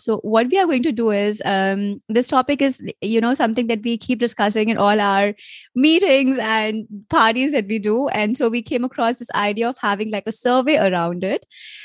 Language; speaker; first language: English; non-native, local second language; Hindi